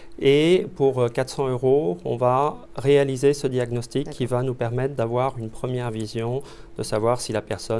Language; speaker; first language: French; native; French